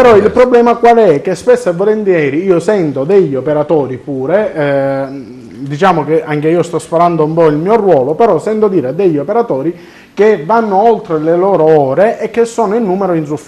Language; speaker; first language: Italian; native; Italian